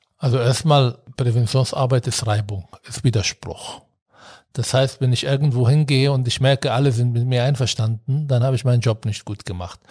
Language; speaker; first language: German; non-native, fluent; Arabic